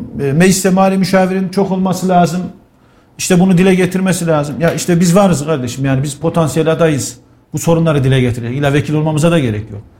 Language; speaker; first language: Turkish; native; Turkish